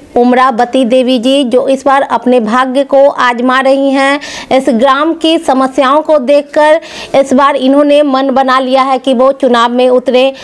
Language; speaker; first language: Hindi; native; Hindi